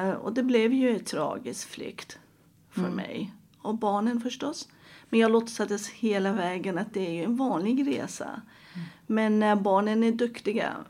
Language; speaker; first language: Swedish; non-native, fluent; Persian